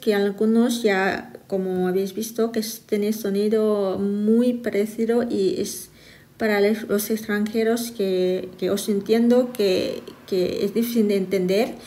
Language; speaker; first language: Spanish; non-native, fluent; Thai